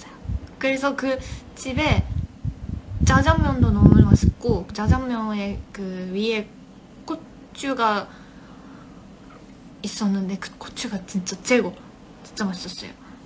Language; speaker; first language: Korean; non-native, learner; Japanese